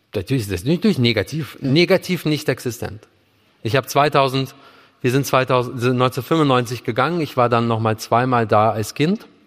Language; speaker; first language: German; early bilingual, other home language; Russian